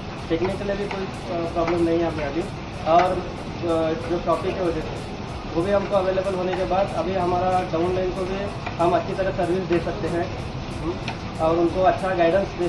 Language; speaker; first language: Hindi; non-native, local second language; Marathi